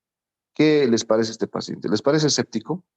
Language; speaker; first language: Spanish; native; Spanish